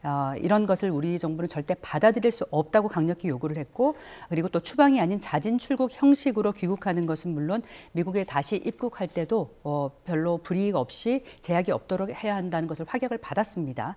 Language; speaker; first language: Korean; native; Korean